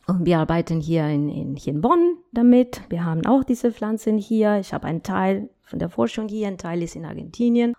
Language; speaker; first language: German; non-native, fluent; Spanish